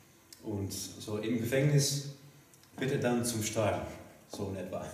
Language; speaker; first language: German; non-native, fluent; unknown